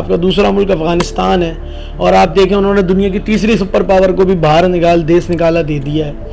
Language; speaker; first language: Urdu; native; Urdu